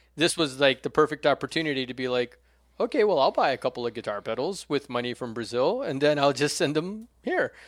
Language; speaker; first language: English; non-native, fluent; Portuguese